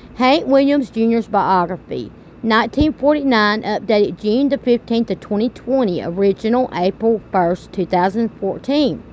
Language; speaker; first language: English; native; English